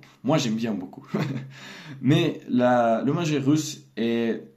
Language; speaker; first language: French; non-native, learner; Russian